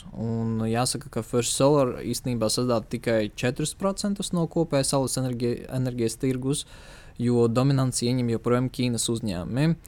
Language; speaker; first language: Latvian; non-native, local second language; Russian